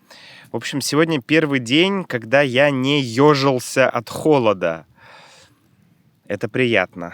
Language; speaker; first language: Russian; native; Russian